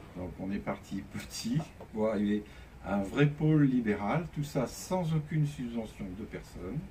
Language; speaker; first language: French; native; French